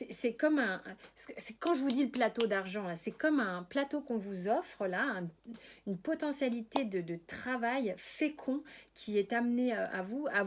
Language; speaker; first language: French; native; French